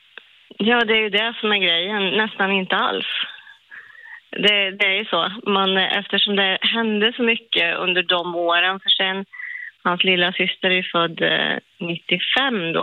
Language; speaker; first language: Swedish; native; Swedish